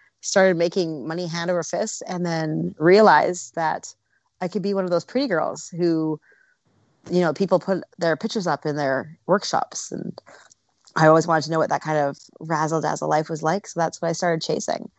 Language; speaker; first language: English; native; English